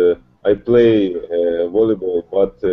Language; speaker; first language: English; non-native, learner; Russian